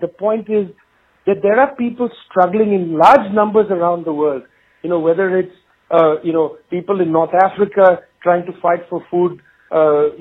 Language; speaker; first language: English; non-native, local second language; Bangla